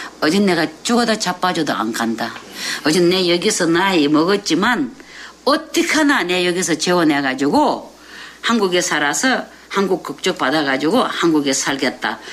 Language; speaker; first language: Korean; early bilingual, heritage; Korean